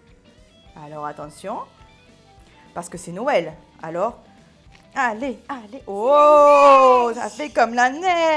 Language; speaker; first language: French; native; French